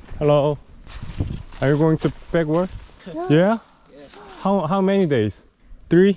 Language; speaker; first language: English; non-native, learner; Korean